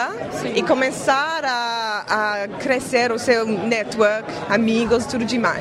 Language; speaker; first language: Portuguese; non-native, fluent; English